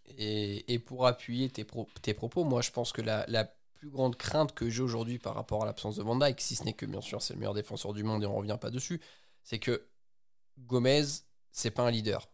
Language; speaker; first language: French; native; French